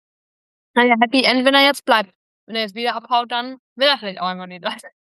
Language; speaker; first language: German; native; German